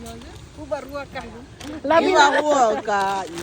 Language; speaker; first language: Finnish; non-native, learner; Bangla